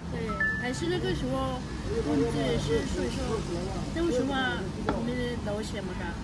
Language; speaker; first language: Chinese; non-native, learner; Lao